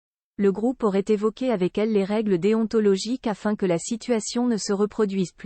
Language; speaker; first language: French; native; French